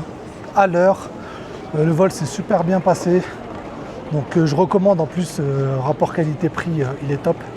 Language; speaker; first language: French; native; French